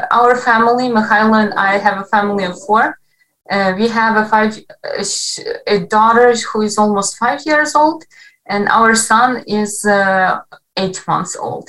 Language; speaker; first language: English; non-native, fluent; Ukrainian